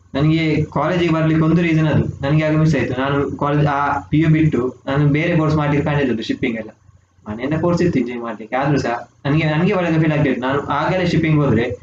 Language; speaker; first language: Kannada; native; Kannada